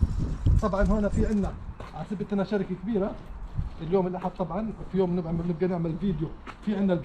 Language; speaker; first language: Arabic; native; Arabic